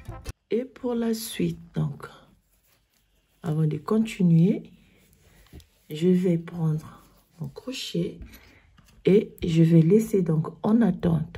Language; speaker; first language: French; native; French